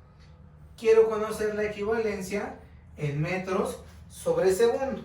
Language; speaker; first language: Spanish; native; Spanish